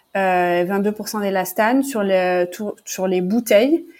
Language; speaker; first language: French; native; French